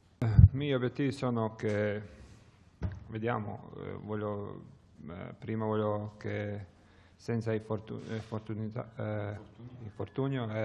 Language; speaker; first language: Italian; non-native, learner; Croatian